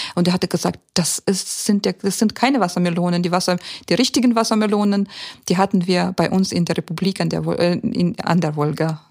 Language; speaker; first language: German; early bilingual, heritage; German